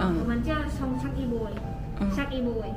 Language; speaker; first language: Chinese; non-native, learner; Thai